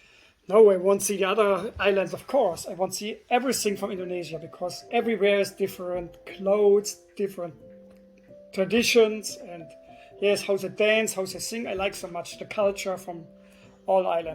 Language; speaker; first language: English; non-native, fluent; German